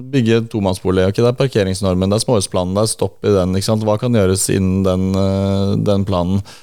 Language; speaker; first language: Norwegian; native; Norwegian